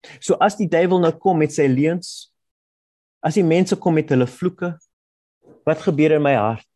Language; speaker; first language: Afrikaans; non-native, local second language; German